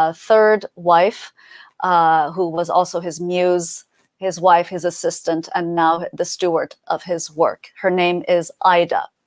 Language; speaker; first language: English; early bilingual, other home language; Persian